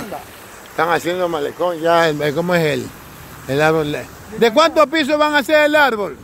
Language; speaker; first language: Spanish; native; Spanish